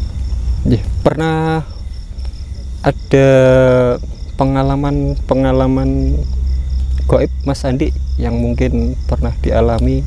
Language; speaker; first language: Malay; non-native, local second language; Javanese